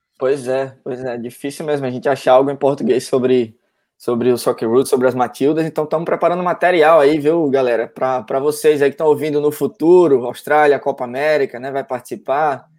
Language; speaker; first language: Portuguese; native; Portuguese